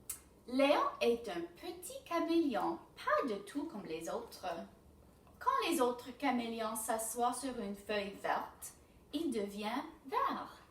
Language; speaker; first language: French; non-native, fluent; English